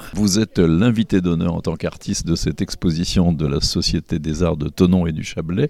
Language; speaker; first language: French; native; French